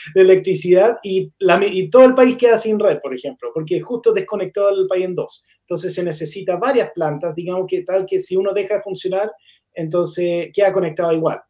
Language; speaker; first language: Spanish; non-native, fluent; English